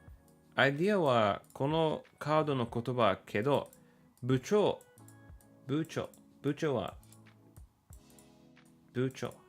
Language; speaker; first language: Japanese; non-native, learner; English